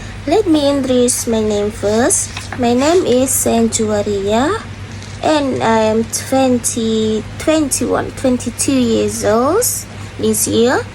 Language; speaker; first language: English; non-native, learner; Indonesian